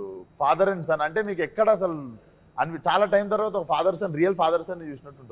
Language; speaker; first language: Telugu; native; Telugu